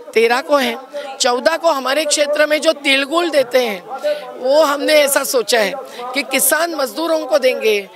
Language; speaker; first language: Hindi; non-native, local second language; Marathi